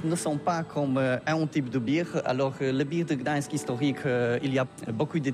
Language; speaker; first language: French; non-native, learner; Polish